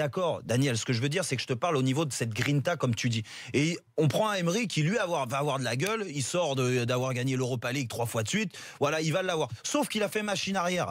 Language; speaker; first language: French; native; French